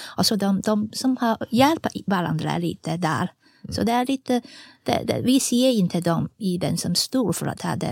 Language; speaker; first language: Swedish; non-native, fluent; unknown